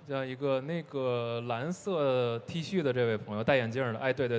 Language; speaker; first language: Chinese; native; Chinese